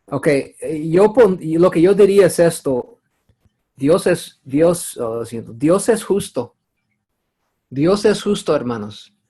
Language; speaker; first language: Spanish; non-native, fluent; English